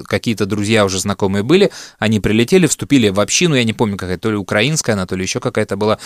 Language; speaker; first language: Russian; native; Russian